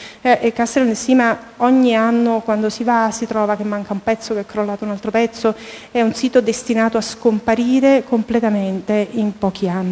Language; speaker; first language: Italian; native; Italian